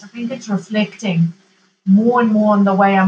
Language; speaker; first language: English; native; English